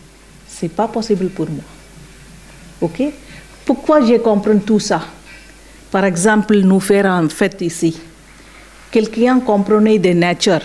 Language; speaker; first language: French; non-native, learner; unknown